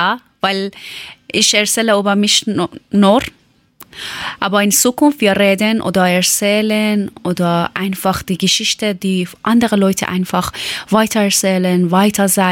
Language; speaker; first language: German; non-native, learner; Persian